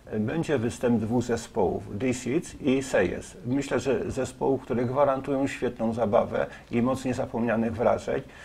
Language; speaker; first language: Polish; native; Polish